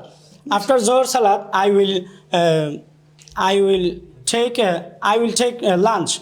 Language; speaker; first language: English; non-native, learner; Bangla